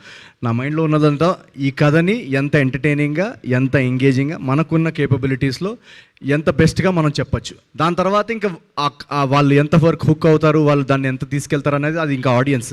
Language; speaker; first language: Telugu; native; Telugu